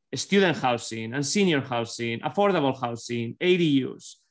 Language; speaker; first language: English; non-native, fluent; Spanish